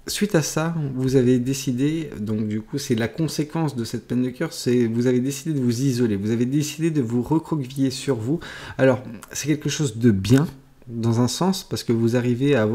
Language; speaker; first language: French; native; French